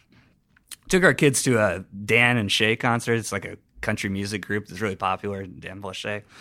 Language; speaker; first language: English; native; English